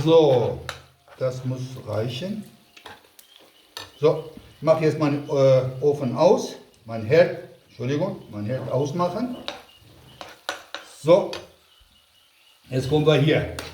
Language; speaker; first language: German; non-native, local second language; Kurdish